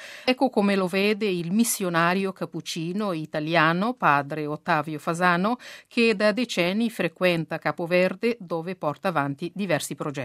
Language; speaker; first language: Italian; non-native, fluent; Kabuverdianu